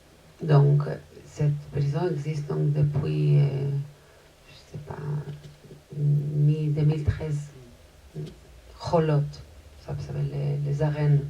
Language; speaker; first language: French; non-native, fluent; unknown